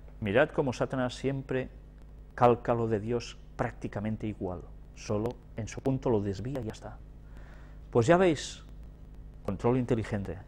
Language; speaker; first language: Spanish; native; Spanish